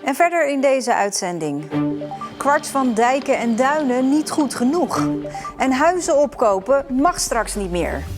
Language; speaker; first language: Dutch; native; Dutch